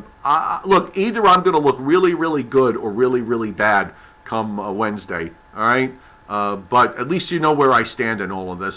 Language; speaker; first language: English; native; English